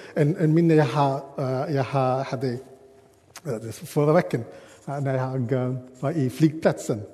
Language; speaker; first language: Swedish; non-native, learner; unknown